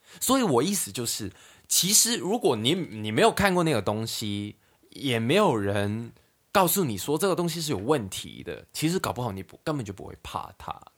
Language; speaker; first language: Chinese; non-native, local second language; Cantonese